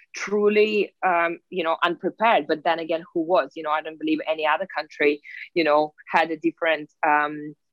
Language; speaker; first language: English; non-native, fluent; Russian